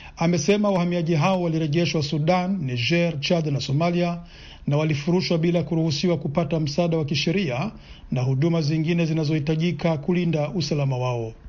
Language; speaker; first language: Swahili; non-native, local second language; Rundi